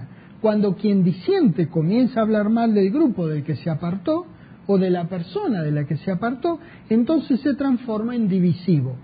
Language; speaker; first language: Spanish; native; Spanish